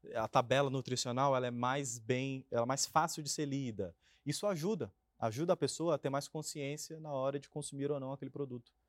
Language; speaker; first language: Portuguese; native; Portuguese